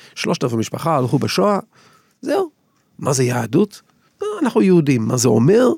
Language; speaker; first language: Hebrew; non-native, fluent; English